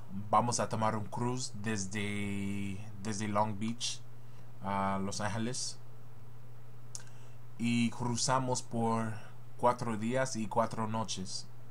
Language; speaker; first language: Spanish; non-native, learner; English